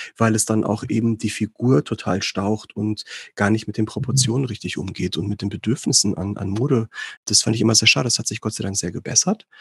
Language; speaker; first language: German; early bilingual, other home language; Greek